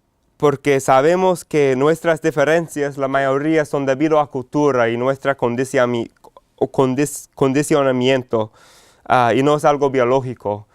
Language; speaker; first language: Spanish; non-native, fluent; English